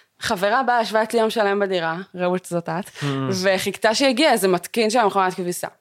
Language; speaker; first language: Hebrew; native; Hebrew